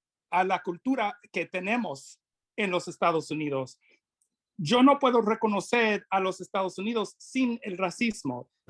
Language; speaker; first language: Spanish; non-native, fluent; English